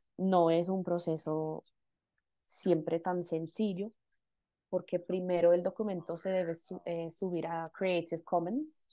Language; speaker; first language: Spanish; non-native, fluent; Indonesian